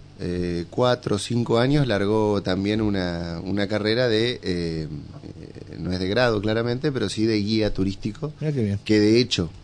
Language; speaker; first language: Spanish; native; Spanish